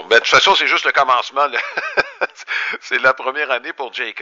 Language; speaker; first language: French; native; French